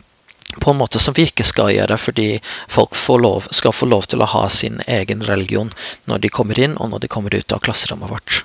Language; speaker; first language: Norwegian; non-native, fluent; English